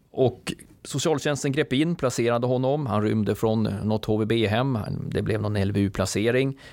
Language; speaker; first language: Swedish; native; Swedish